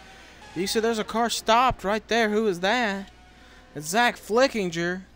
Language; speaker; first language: English; native; English